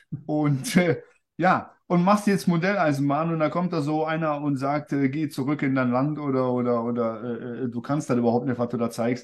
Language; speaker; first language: German; native; German